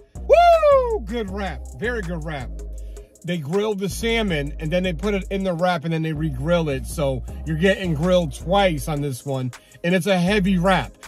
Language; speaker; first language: English; native; English